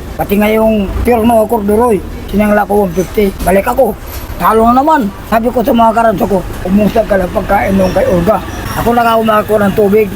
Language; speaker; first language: Filipino; non-native, local second language; Waray